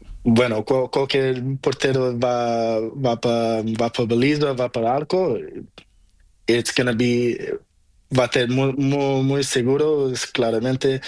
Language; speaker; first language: Spanish; non-native, learner; Portuguese